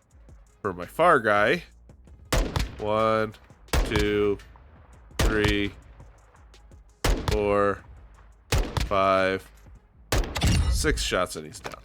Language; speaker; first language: English; native; English